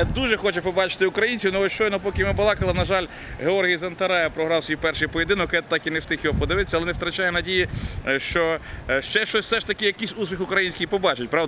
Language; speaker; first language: Ukrainian; native; Ukrainian